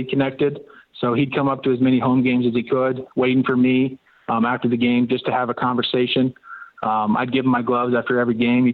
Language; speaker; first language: English; native; English